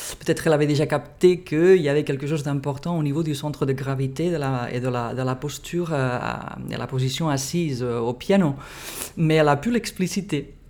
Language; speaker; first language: French; non-native, fluent; Catalan